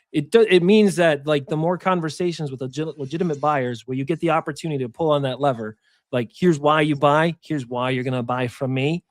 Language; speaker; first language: English; native; English